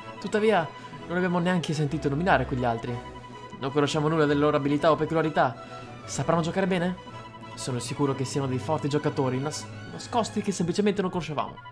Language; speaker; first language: Italian; native; Italian